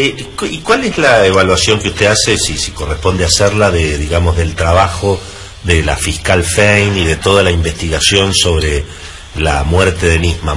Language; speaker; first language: Spanish; native; Spanish